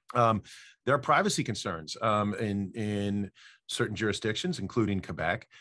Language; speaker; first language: English; native; English